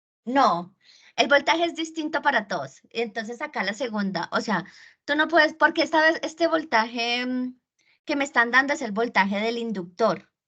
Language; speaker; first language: Spanish; native; Spanish